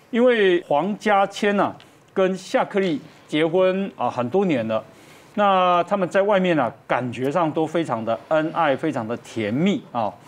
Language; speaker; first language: Chinese; native; Chinese